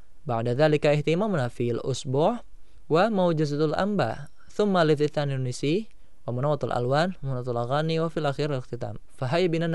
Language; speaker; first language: Arabic; non-native, fluent; Indonesian